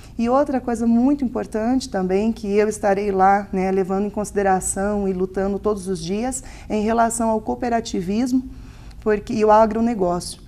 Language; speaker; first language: Portuguese; native; Portuguese